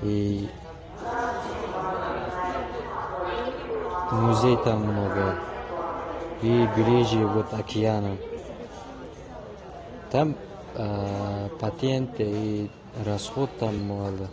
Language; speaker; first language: Russian; non-native, learner; Tajik